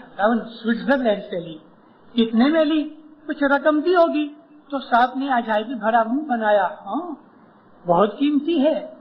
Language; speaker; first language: Urdu; non-native, local second language; Gujarati